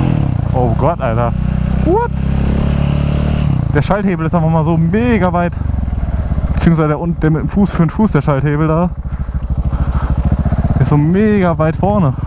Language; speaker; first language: German; native; German